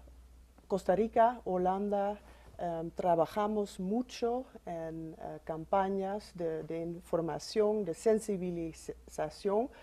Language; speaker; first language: Spanish; non-native, fluent; Dutch